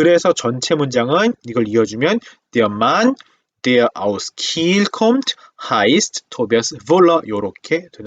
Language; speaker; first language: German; non-native, fluent; Korean